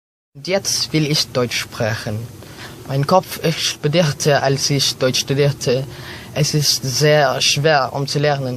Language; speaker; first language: German; non-native, learner; Filipino